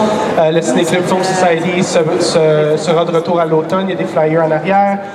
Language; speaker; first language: French; native; French